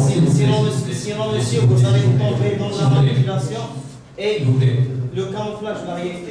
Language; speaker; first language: French; non-native, local second language; Arabic